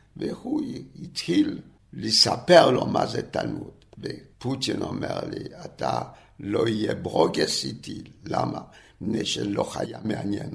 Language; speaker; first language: Hebrew; non-native, fluent; French